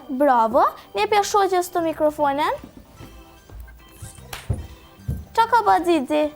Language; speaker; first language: Albanian; native; Albanian